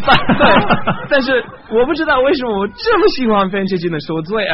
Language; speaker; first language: Chinese; non-native, learner; English